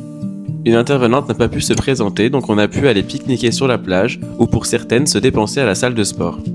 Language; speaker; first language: French; native; French